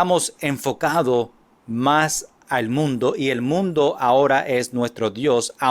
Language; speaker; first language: Spanish; non-native, fluent; English